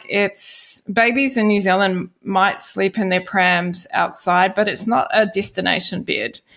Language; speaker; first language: English; native; English